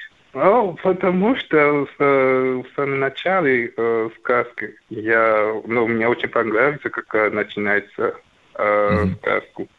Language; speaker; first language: Russian; non-native, learner; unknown